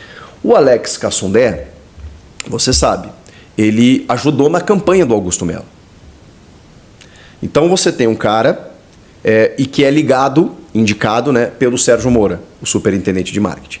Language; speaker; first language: Portuguese; native; Portuguese